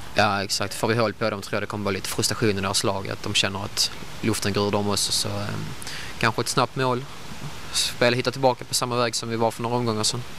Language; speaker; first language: Swedish; native; Swedish